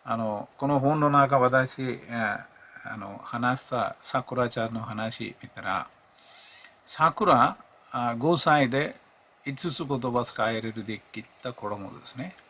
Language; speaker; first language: Japanese; non-native, fluent; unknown